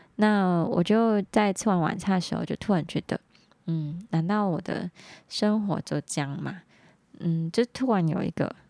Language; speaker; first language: Chinese; non-native, local second language; Cantonese